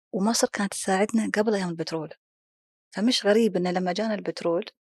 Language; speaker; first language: Egyptian Arabic; non-native, fluent; Arabic